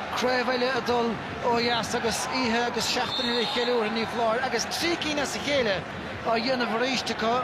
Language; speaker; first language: Irish; native; Irish